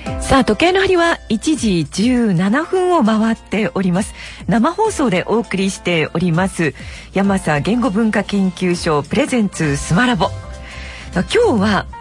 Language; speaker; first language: Japanese; native; Japanese